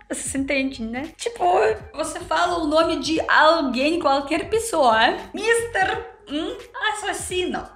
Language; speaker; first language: Portuguese; non-native, learner; Russian